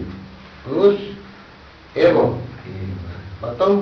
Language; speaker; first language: Russian; non-native, learner; Bangla